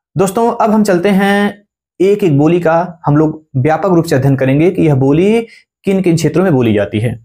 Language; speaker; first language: Hindi; native; Hindi